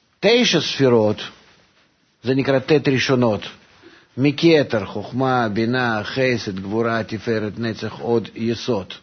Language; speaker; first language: Hebrew; non-native, fluent; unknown